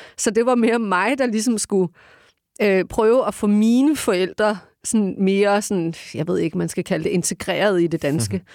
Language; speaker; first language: Danish; early bilingual, other home language; Turkish